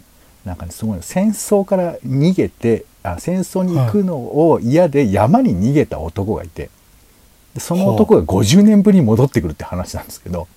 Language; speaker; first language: Japanese; native; Japanese